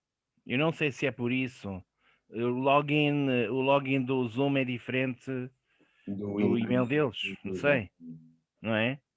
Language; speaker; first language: Portuguese; non-native, fluent; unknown